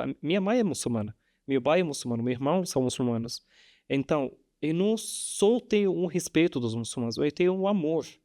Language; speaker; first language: Portuguese; non-native, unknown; Arabic